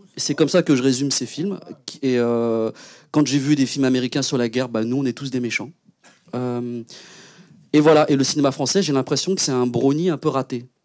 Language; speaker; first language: French; early bilingual, other home language; Vietnamese